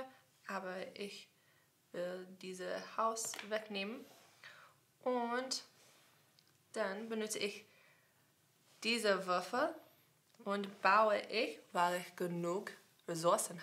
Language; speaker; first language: German; non-native, learner; English